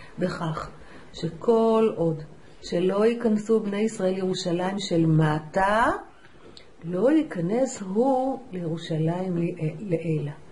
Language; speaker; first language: Hebrew; native; Hebrew